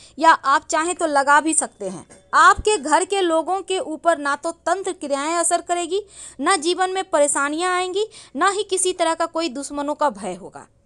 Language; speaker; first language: Hindi; native; Hindi